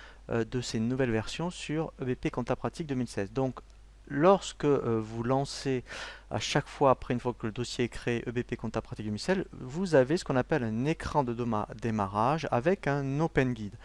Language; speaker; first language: French; native; French